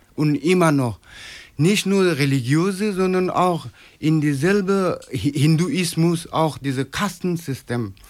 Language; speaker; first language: German; non-native, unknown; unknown